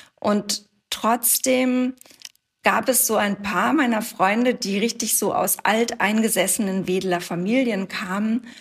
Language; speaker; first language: German; native; German